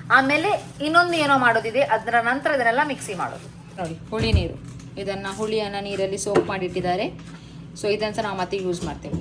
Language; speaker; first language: Kannada; non-native, local second language; Tulu